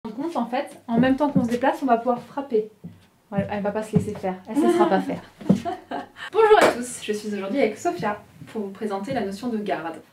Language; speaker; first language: French; native; French